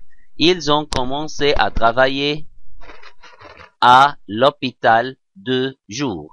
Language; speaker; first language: French; non-native, fluent; Arabic